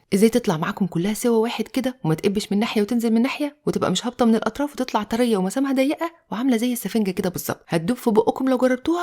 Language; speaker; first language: Arabic; native; Arabic